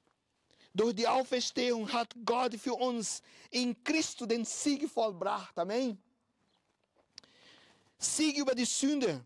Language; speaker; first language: German; non-native, fluent; Portuguese